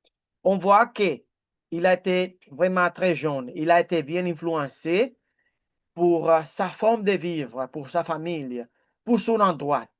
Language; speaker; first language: French; non-native, learner; Spanish